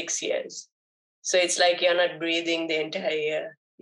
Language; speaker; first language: English; non-native, local second language; Sinhala